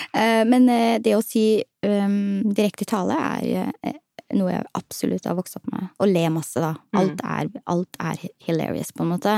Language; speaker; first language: Norwegian; early bilingual, other home language; Somali